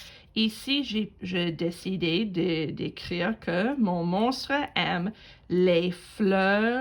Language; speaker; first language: French; non-native, fluent; English